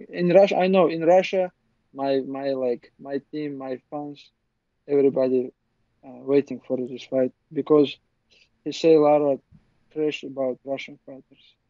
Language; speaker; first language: English; non-native, learner; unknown